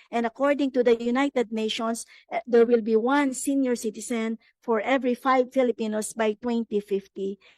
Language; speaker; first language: English; non-native, local second language; Filipino